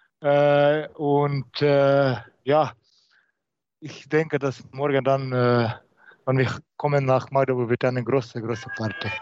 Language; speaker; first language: German; non-native, learner; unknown